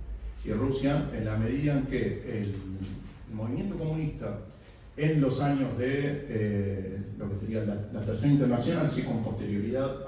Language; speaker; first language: Spanish; native; Spanish